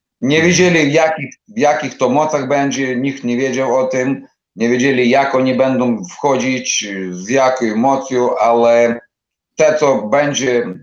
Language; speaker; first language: Polish; non-native, learner; Ukrainian